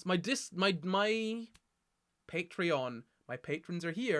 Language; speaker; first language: English; native; English